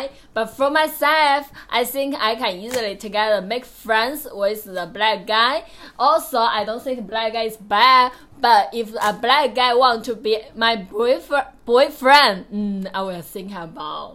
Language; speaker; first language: English; non-native, learner; Chinese